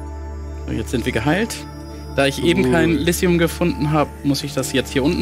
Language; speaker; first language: German; native; German